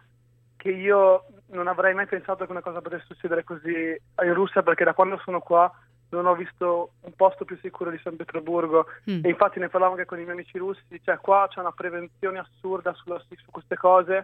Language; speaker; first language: Italian; native; Italian